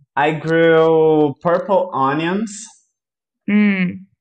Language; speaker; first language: English; non-native, fluent; Portuguese